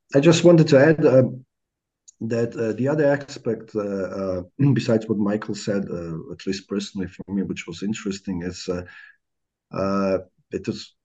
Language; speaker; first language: English; non-native, fluent; Croatian